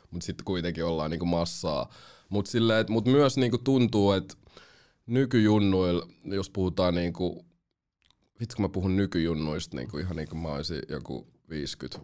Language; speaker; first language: Finnish; early bilingual, other home language; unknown